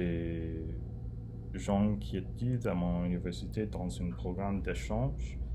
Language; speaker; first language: French; non-native, learner; English